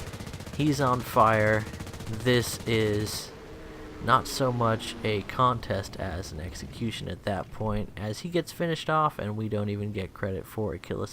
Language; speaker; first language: English; native; English